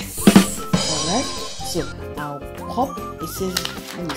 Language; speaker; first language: English; native; English